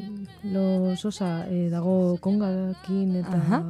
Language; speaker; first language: Basque; non-native, local second language; Spanish